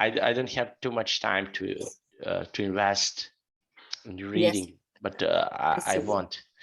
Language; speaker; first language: English; non-native, fluent; Serbian